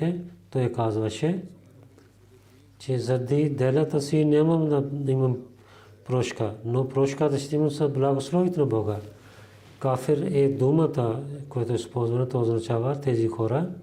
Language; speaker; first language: Bulgarian; non-native, learner; Urdu